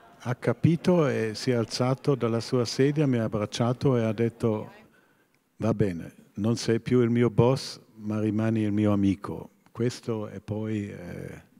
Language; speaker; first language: Italian; non-native, fluent; German